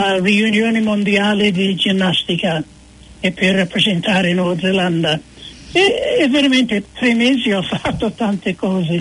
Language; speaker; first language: Italian; non-native, fluent; English